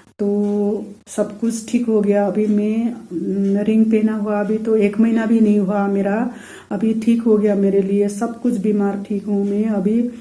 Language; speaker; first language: Hindi; non-native, local second language; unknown